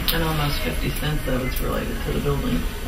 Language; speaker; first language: English; native; English